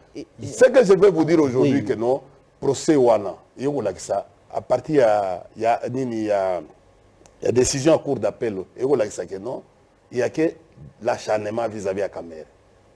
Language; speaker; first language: French; non-native, local second language; Lingala